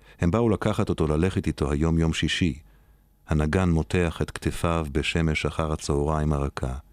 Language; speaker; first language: Hebrew; native; Hebrew